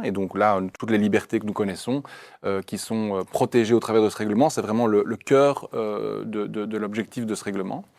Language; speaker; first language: French; native; French